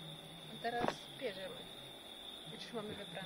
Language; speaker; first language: Polish; native; Polish